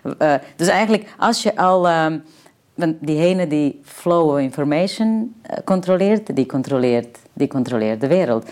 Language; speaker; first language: Dutch; non-native, fluent; Serbian